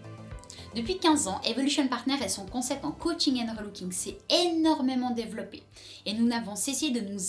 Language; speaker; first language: French; native; French